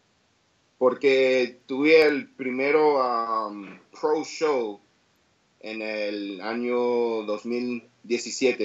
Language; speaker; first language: Spanish; early bilingual, heritage; English